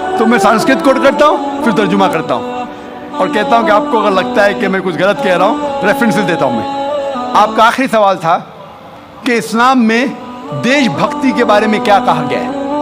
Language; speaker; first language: Hindi; non-native, local second language; Konkani